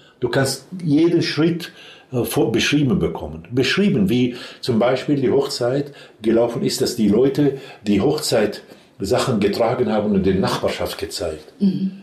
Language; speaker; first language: German; non-native, fluent; Arabic